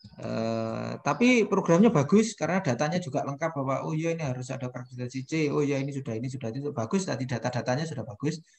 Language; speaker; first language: Indonesian; non-native, local second language; Javanese